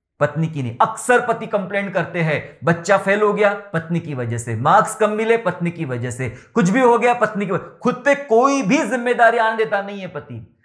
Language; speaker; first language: Hindi; non-native, local second language; Marathi